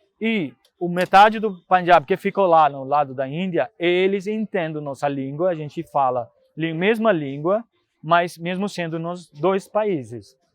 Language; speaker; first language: Portuguese; non-native, fluent; Punjabi